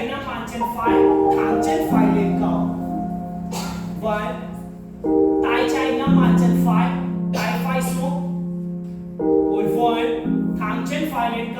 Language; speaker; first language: Vietnamese; non-native, learner; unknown